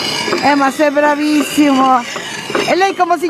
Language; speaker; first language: Italian; non-native, learner; Spanish